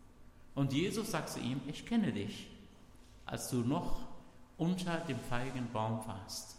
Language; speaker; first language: German; non-native, fluent; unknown